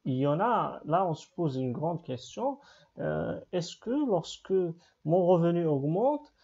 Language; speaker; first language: French; non-native, local second language; Arabic